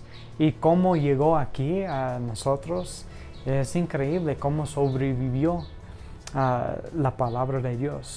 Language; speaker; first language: Spanish; non-native, fluent; English